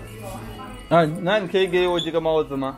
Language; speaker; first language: Chinese; non-native, learner; Rundi